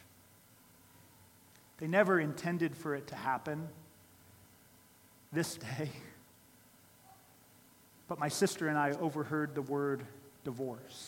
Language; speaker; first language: English; native; English